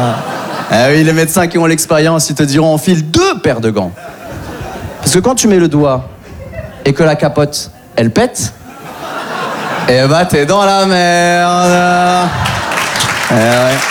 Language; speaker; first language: French; native; French